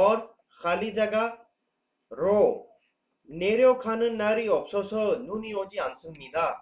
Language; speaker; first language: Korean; non-native, learner; Urdu